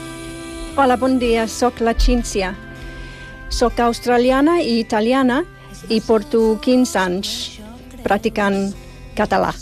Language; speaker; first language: Catalan; non-native, fluent; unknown